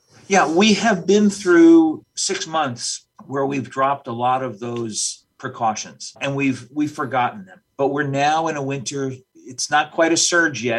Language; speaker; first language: English; native; English